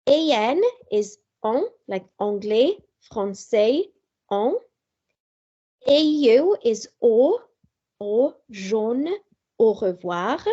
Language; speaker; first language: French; non-native, fluent; English